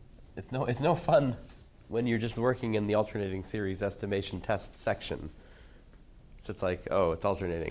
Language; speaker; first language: English; native; English